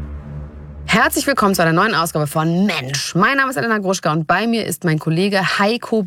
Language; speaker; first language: German; native; German